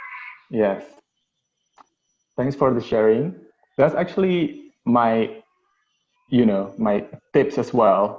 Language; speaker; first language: English; non-native, local second language; Indonesian